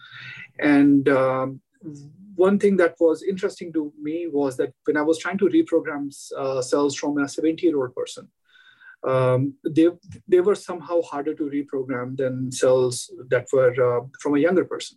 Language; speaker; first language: English; non-native, local second language; Hindi